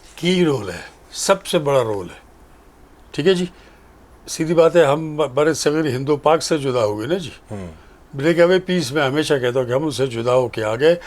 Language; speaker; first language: Urdu; non-native, local second language; Pashto